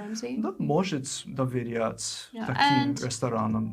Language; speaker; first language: Russian; non-native, fluent; English